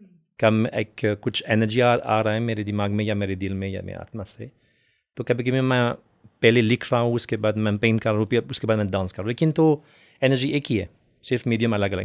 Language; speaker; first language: Hindi; non-native, fluent; French